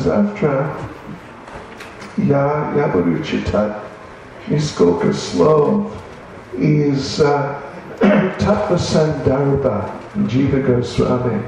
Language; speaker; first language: Russian; non-native, learner; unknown